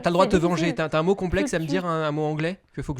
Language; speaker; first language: French; native; French